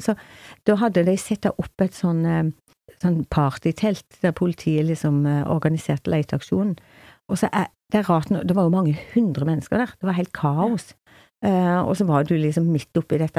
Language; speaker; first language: Norwegian; native; Norwegian